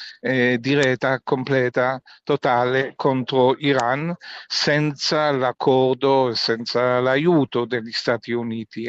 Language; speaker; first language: Italian; non-native, fluent; Hebrew